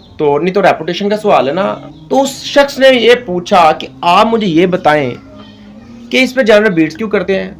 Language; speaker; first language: Urdu; non-native, local second language; Punjabi